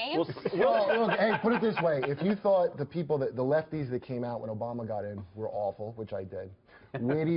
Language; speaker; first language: English; native; English